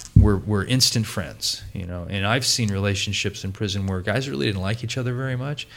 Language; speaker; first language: English; native; English